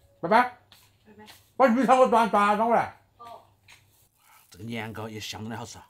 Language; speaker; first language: Chinese; native; Chinese